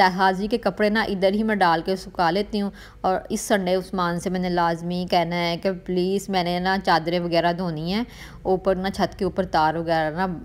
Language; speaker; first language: Urdu; non-native, local second language; Punjabi